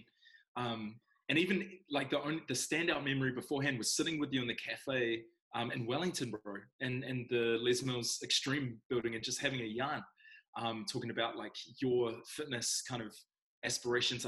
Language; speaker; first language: English; native; English